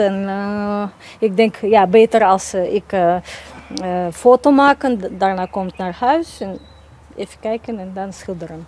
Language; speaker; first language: Dutch; non-native, learner; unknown